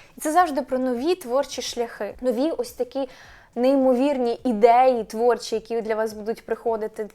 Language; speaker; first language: Ukrainian; non-native, local second language; Russian